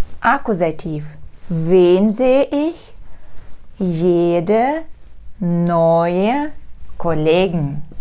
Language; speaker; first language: German; non-native, fluent; Ukrainian